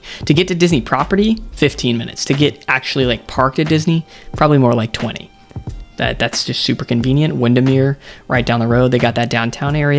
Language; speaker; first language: English; native; English